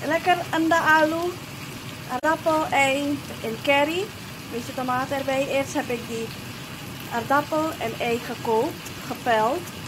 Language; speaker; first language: Dutch; non-native, local second language; Caribbean Hindustani